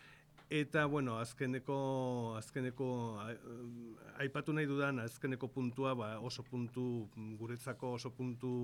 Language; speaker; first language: Basque; non-native, local second language; Spanish